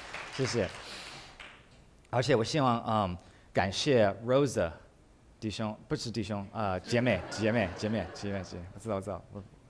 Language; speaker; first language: Chinese; early bilingual, heritage; English